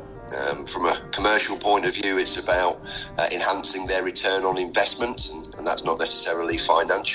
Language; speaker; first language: English; native; English